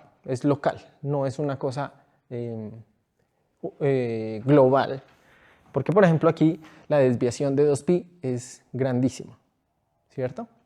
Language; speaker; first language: Spanish; native; Spanish